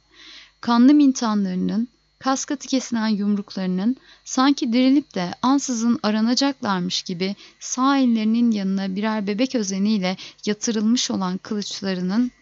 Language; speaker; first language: Turkish; native; Turkish